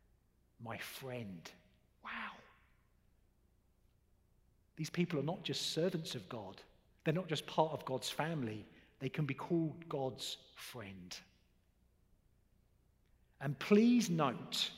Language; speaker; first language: English; native; English